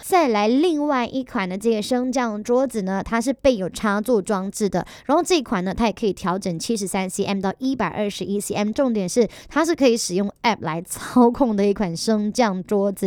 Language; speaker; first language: Chinese; native; Chinese